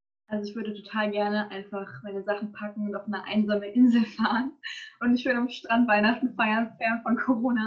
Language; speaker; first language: German; native; German